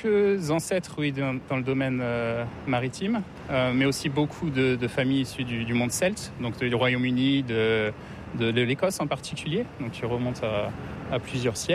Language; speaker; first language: French; native; French